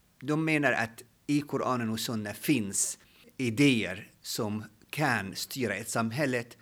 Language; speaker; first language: Swedish; non-native, fluent; Arabic